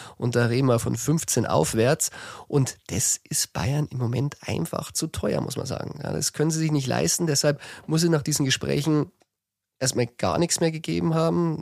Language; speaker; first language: German; native; German